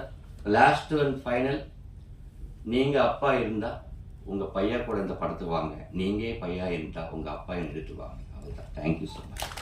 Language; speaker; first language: Tamil; non-native, learner; Telugu